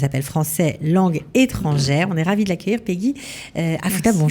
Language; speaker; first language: French; native; French